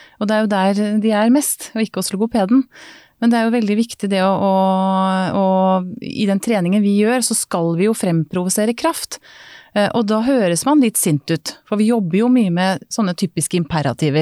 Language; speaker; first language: Norwegian; native; Norwegian